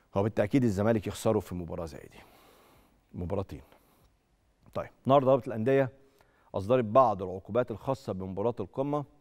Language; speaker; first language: Arabic; native; Arabic